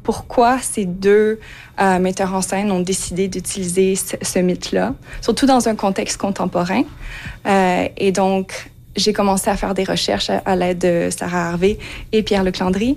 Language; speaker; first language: French; native; French